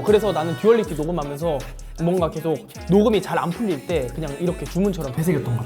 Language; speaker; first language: Korean; native; Korean